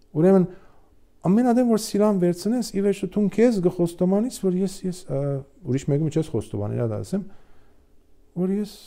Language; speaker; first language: Armenian; early bilingual, heritage; Armenian